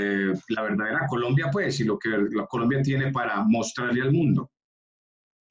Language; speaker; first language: Spanish; native; Spanish